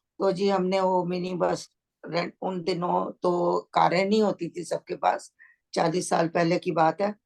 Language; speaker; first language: Hindi; native; Hindi